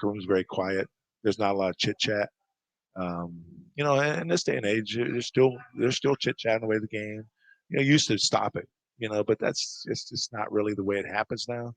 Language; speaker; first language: English; native; English